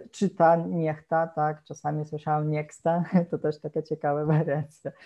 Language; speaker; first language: Polish; non-native, fluent; Russian